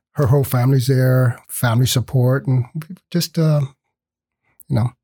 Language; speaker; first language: English; early bilingual, other home language; Spanish